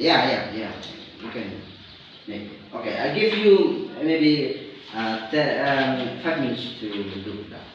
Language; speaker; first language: English; non-native, learner; Indonesian